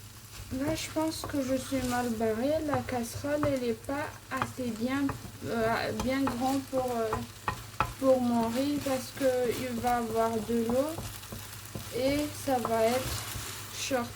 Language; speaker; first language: French; non-native, local second language; Malagasy